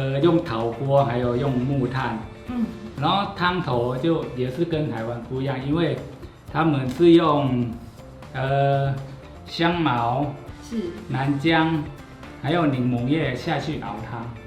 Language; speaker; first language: Chinese; non-native, fluent; Thai